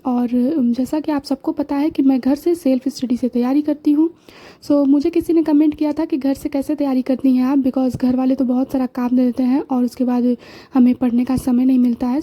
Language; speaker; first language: Hindi; native; Hindi